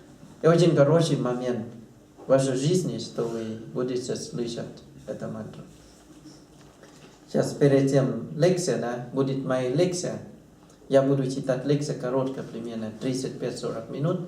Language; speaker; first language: Russian; non-native, learner; Thai